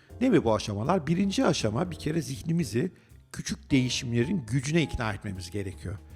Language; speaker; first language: Turkish; native; Turkish